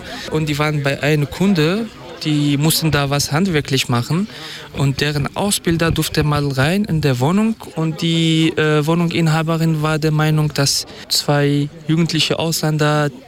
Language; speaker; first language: German; non-native, fluent; Kurdish